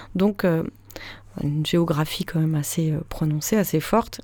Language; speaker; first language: French; native; French